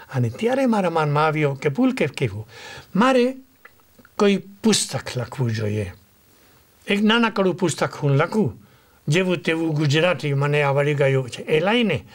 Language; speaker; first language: Gujarati; non-native, fluent; Spanish